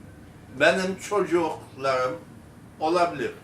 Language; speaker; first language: Turkish; early bilingual, heritage; Armenian